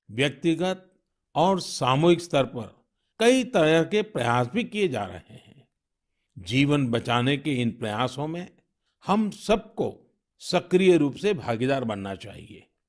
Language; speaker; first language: Hindi; non-native, local second language; Gujarati